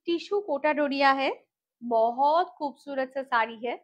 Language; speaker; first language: Hindi; non-native, local second language; Bangla